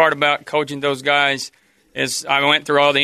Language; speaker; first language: English; non-native, fluent; Portuguese